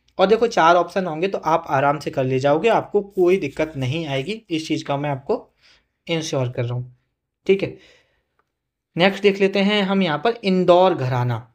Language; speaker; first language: Hindi; native; Hindi